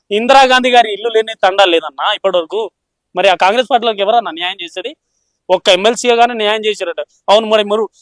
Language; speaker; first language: Telugu; non-native, local second language; Lambadi